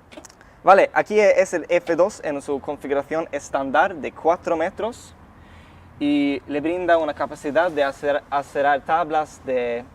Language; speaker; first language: Spanish; non-native, fluent; Swedish